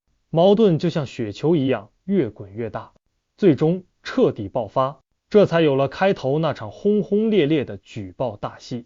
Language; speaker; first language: Chinese; native; Chinese